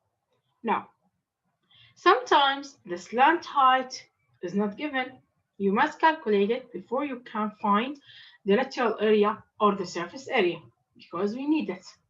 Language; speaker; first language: English; non-native, fluent; Arabic